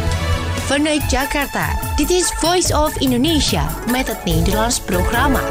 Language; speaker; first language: Dutch; non-native, learner; Indonesian